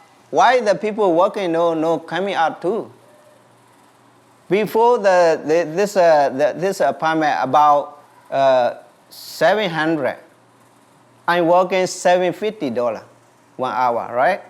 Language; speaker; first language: English; non-native, learner; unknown